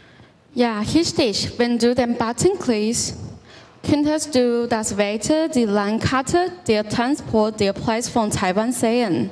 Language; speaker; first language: German; non-native, learner; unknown